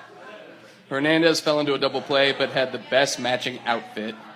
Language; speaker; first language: English; native; English